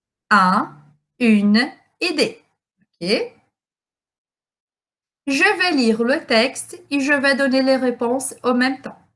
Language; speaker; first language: French; non-native, fluent; Portuguese